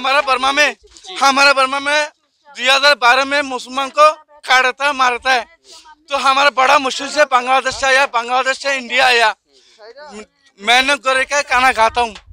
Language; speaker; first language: Hindi; non-native, learner; Rohingya